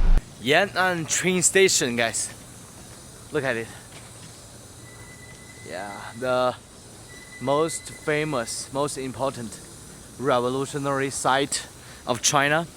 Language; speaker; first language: English; non-native, learner; Chinese